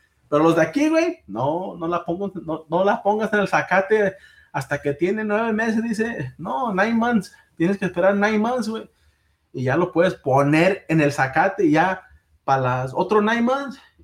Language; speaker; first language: Spanish; early bilingual, heritage; Spanish